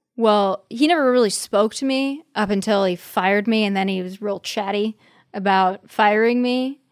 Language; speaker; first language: English; native; English